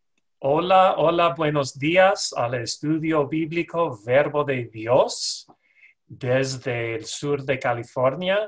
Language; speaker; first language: Spanish; non-native, fluent; English